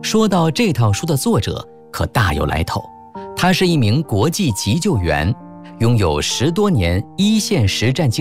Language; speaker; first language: Chinese; native; Chinese